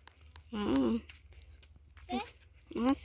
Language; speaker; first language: Spanish; native; Spanish